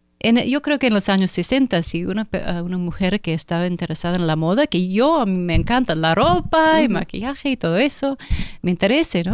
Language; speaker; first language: Spanish; non-native, fluent; English